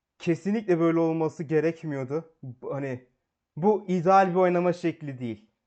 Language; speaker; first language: Turkish; native; Turkish